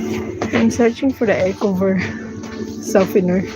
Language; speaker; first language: English; non-native, local second language; Filipino